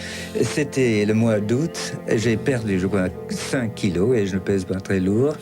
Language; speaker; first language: French; non-native, fluent; English